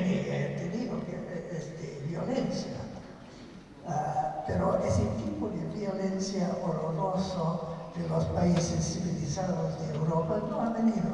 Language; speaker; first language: Spanish; non-native, fluent; English